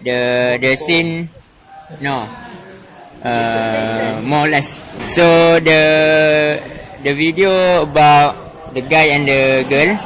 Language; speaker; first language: English; non-native, fluent; Malay